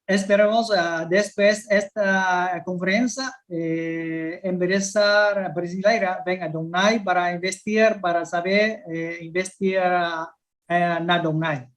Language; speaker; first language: Portuguese; non-native, learner; Vietnamese